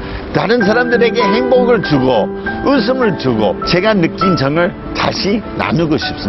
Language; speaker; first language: Korean; non-native, fluent; English